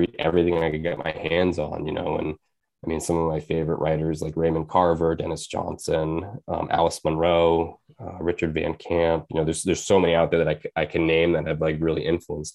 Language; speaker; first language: English; native; English